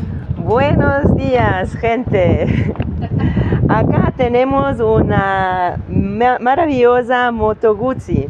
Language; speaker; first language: Spanish; non-native, learner; German